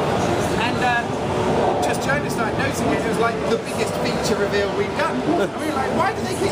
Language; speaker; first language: English; native; English